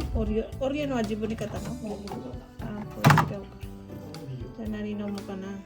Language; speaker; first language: Japanese; non-native, fluent; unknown